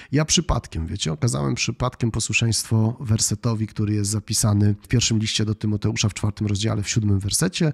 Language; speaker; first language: Polish; native; Polish